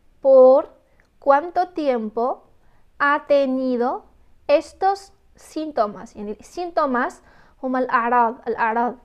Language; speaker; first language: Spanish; non-native, fluent; Arabic